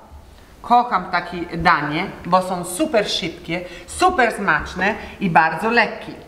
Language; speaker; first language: Polish; non-native, learner; Italian